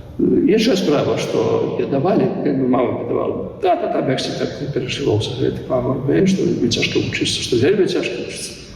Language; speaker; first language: Belarusian; native; Belarusian